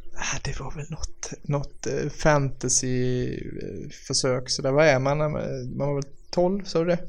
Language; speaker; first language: Swedish; native; Swedish